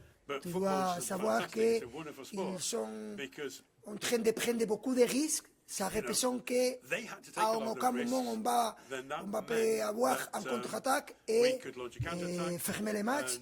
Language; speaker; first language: French; non-native, fluent; Spanish